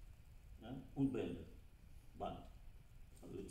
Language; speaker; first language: German; non-native, learner; Russian